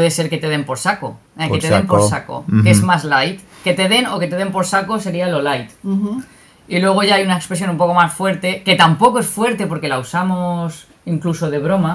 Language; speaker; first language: Spanish; native; Spanish